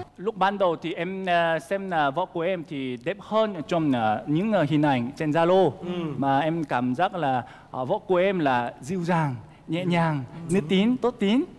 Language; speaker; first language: Vietnamese; non-native, fluent; Korean